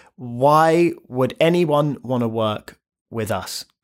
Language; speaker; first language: English; native; English